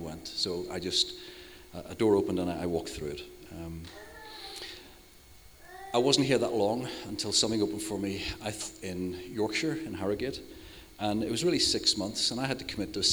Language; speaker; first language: English; native; English